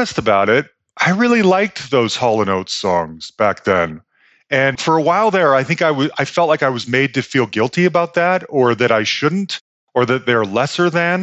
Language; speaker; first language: English; native; English